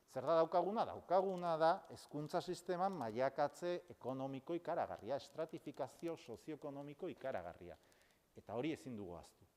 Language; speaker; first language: Basque; non-native, local second language; Spanish